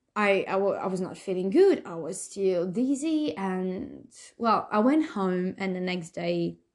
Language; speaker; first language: English; non-native, fluent; Slovenian